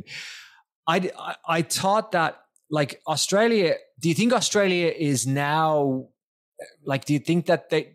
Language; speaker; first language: English; native; English